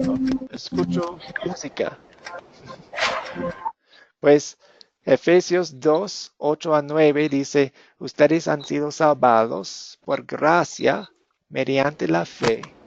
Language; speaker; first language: Spanish; non-native, fluent; English